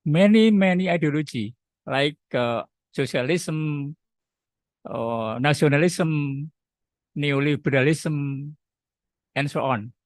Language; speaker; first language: English; non-native, learner; Indonesian